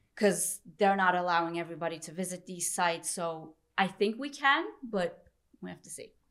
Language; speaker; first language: English; early bilingual, other home language; Turkish